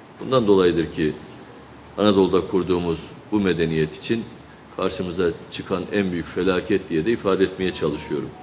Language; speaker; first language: Turkish; native; Turkish